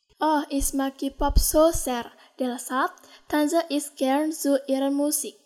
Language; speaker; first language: German; non-native, learner; Indonesian